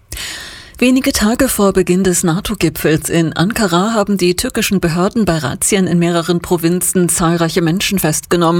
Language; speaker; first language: German; native; German